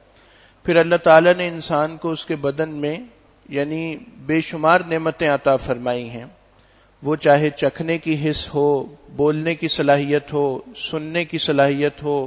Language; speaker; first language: Urdu; native; Urdu